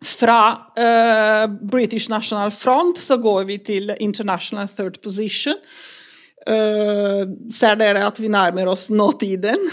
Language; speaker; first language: Norwegian; non-native, fluent; Italian